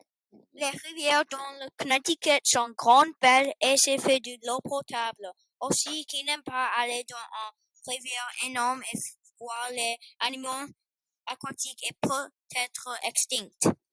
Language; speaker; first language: French; non-native, learner; English